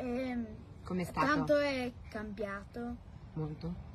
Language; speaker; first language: Italian; early bilingual, heritage; Italian